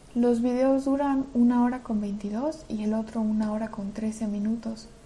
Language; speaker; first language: Spanish; early bilingual, other home language; Russian